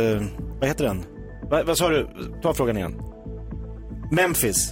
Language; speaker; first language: Swedish; native; Swedish